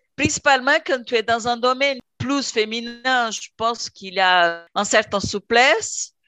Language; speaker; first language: French; non-native, fluent; Portuguese